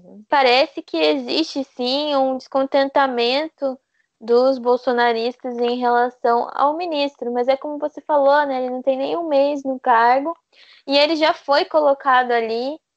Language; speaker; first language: Portuguese; native; Portuguese